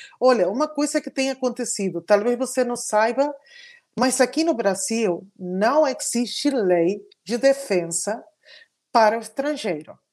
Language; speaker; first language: Portuguese; non-native, fluent; Spanish